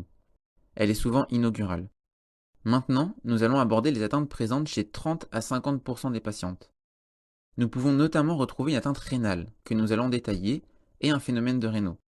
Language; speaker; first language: French; native; French